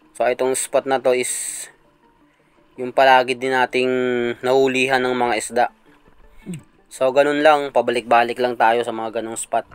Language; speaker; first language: Filipino; non-native, local second language; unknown